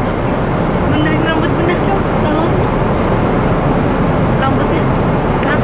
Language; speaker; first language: Indonesian; native; Indonesian